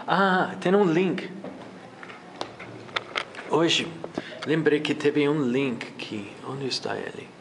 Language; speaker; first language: Portuguese; non-native, fluent; English